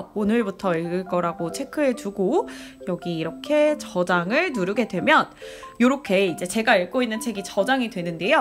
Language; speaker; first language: Korean; native; Korean